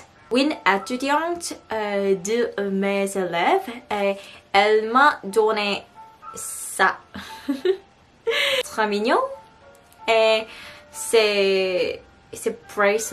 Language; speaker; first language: French; non-native, learner; Korean